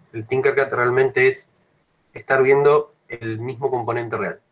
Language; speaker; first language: Spanish; native; Spanish